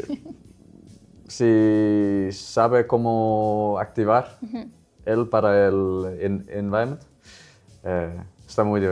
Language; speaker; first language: Spanish; non-native, learner; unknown